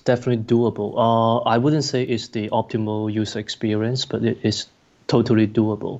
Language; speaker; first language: English; non-native, local second language; Cantonese